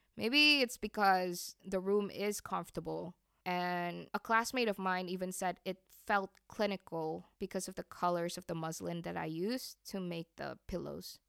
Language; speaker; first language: English; non-native, fluent; Indonesian